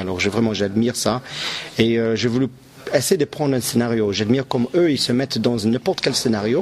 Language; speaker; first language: French; non-native, local second language; English